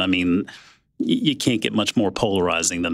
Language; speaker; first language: English; native; English